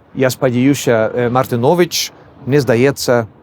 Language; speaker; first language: Belarusian; non-native, fluent; Swedish